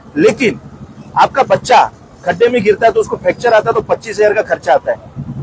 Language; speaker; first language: Hindi; non-native, local second language; Marathi